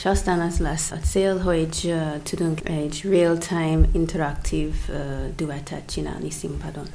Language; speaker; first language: Hungarian; non-native, fluent; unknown